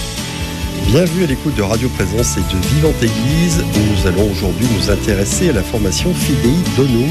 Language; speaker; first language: French; native; French